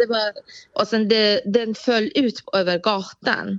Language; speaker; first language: Swedish; non-native, fluent; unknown